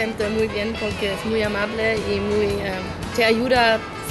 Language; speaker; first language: Spanish; non-native, learner; German